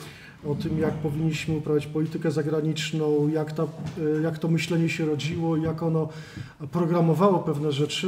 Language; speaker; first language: Polish; native; Polish